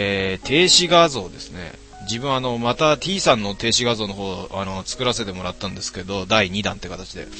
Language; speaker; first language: Japanese; native; Japanese